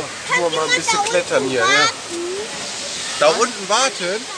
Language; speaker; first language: German; native; German